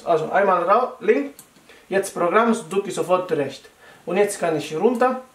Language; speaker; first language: German; non-native, fluent; Italian